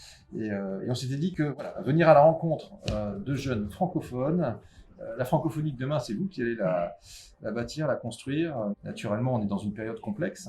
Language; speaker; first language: French; native; French